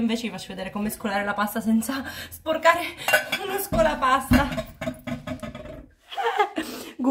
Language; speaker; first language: Italian; native; Italian